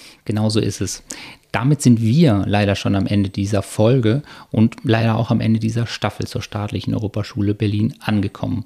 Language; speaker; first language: German; native; German